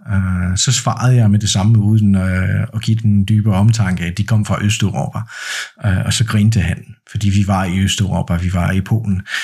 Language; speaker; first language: Danish; non-native, fluent; Polish